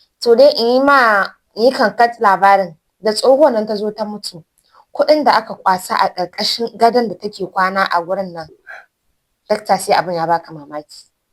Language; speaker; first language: Hausa; native; Hausa